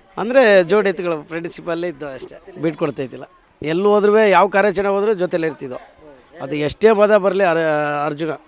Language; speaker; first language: Kannada; non-native, local second language; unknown